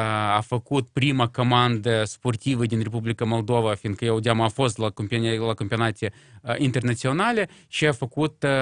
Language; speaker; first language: Romanian; non-native, local second language; Russian